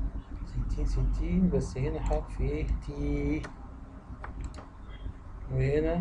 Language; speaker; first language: Arabic; native; Arabic